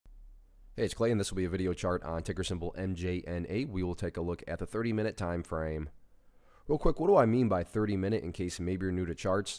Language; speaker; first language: English; native; English